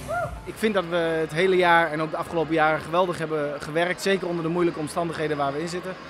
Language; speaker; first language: Dutch; native; Dutch